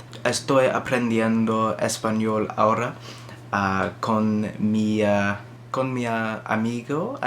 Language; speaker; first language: Spanish; non-native, learner; English